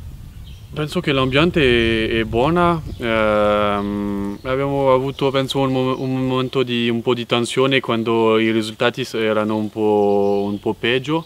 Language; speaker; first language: Italian; non-native, fluent; French